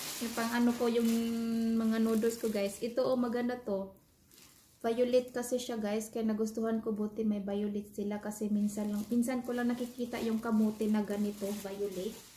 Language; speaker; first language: Filipino; non-native, local second language; Cebuano